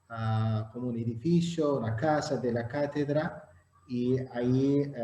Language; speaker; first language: Spanish; non-native, fluent; Azerbaijani